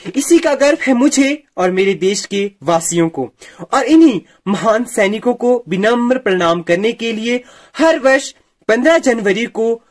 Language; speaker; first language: Hindi; native; Hindi